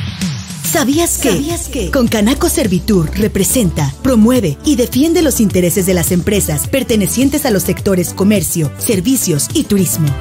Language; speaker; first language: Spanish; native; Spanish